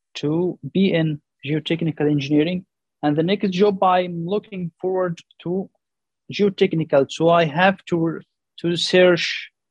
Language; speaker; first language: English; non-native, learner; Arabic